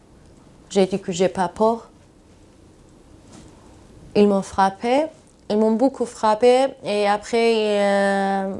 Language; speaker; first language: French; non-native, learner; Persian